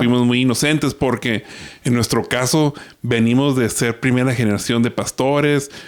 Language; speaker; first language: Spanish; native; Spanish